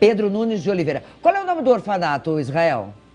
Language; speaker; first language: Portuguese; native; Portuguese